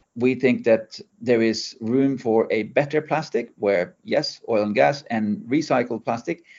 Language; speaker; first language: English; non-native, fluent; Norwegian